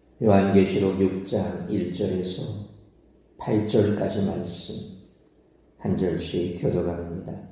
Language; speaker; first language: Korean; native; Korean